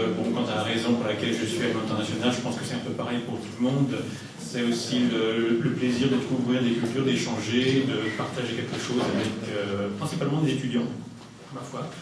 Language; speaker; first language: French; native; French